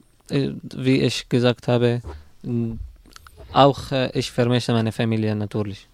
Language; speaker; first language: German; non-native, learner; Arabic